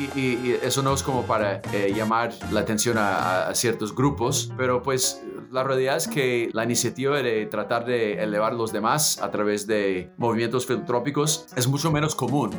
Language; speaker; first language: Spanish; non-native, fluent; English